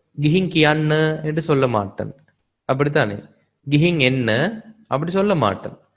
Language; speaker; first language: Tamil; native; Tamil